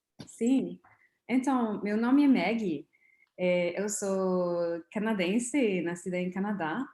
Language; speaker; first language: Portuguese; non-native, fluent; French